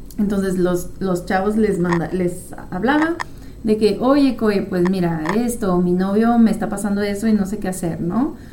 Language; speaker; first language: Spanish; non-native, fluent; French